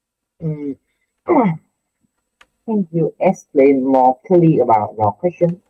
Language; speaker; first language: English; non-native, learner; Vietnamese